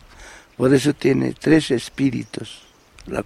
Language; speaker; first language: Spanish; non-native, local second language; Quechua